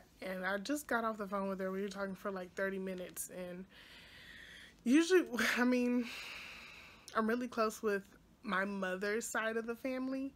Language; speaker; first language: English; native; English